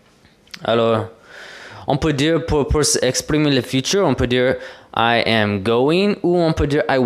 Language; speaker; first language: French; non-native, fluent; English